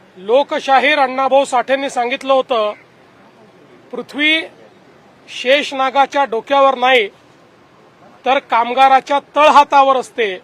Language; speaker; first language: Marathi; native; Marathi